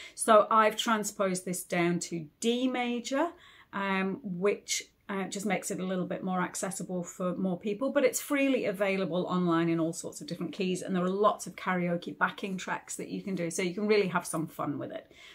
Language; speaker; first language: English; native; English